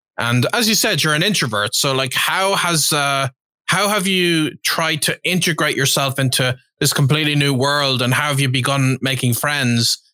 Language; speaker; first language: English; native; English